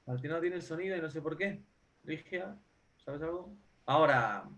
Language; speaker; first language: Spanish; native; Spanish